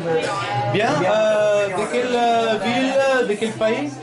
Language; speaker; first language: French; non-native, fluent; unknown